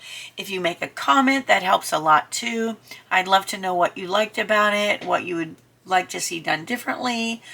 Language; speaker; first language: English; native; English